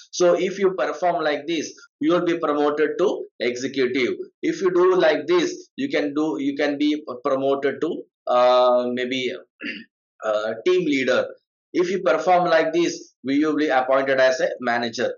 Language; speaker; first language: English; non-native, local second language; Malayalam